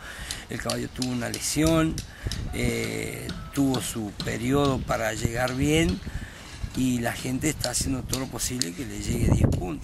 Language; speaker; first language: Spanish; native; Spanish